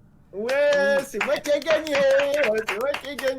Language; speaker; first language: French; native; French